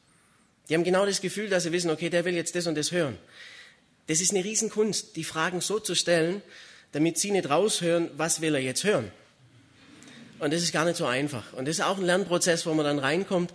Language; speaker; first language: German; native; German